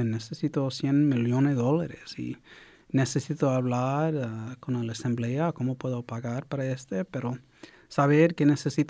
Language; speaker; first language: Spanish; early bilingual, heritage; English